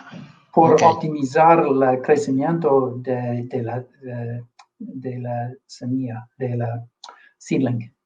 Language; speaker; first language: Spanish; non-native, fluent; English